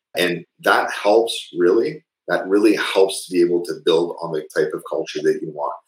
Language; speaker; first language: English; early bilingual, other home language; French